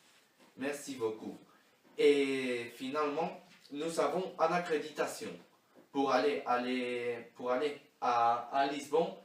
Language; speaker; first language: French; non-native, learner; Spanish